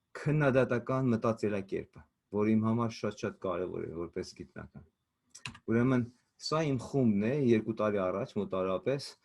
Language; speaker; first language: Armenian; native; Armenian